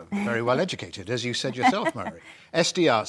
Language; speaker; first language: English; native; English